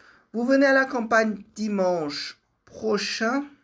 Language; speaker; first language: French; non-native, fluent; Portuguese